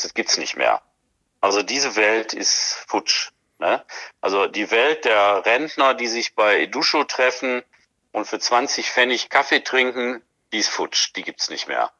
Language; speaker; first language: German; native; German